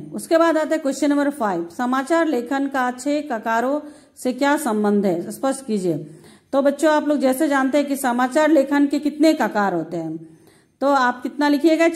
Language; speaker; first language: Hindi; native; Hindi